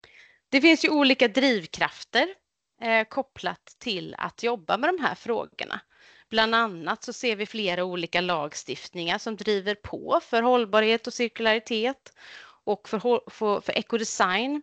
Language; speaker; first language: Swedish; native; Swedish